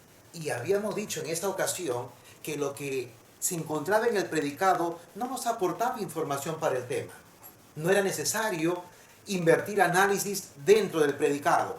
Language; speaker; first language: Spanish; native; Spanish